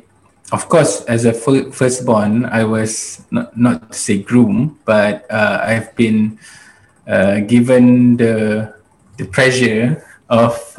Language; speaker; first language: English; non-native, local second language; Malay